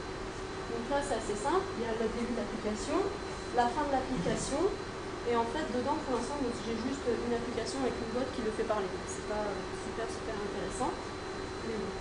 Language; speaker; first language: French; native; French